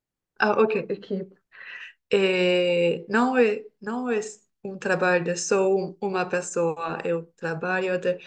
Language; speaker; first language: Portuguese; non-native, learner; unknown